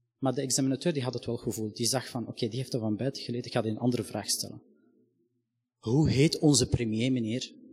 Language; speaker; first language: Dutch; non-native, fluent; Arabic